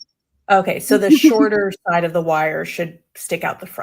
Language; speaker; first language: English; native; English